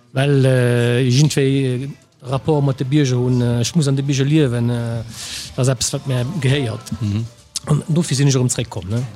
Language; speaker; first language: Luxembourgish; early bilingual, other home language; Italian